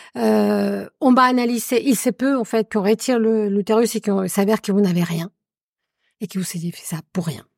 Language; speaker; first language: French; non-native, fluent; Spanish